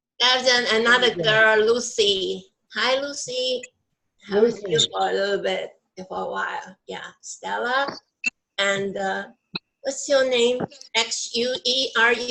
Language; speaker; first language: English; non-native, local second language; Chinese